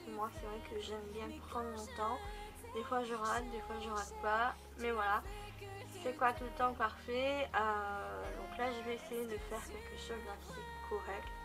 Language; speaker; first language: French; native; French